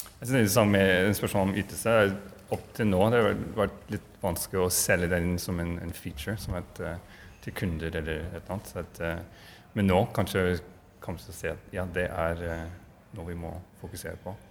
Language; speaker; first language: Norwegian; non-native, fluent; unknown